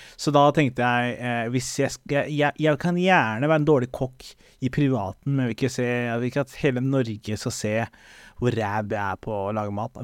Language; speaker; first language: Norwegian; early bilingual, other home language; Somali